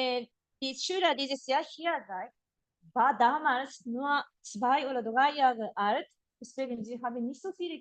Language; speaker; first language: German; non-native, learner; Japanese